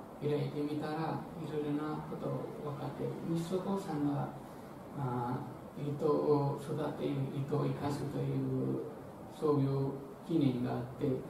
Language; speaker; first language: Japanese; non-native, fluent; Nepali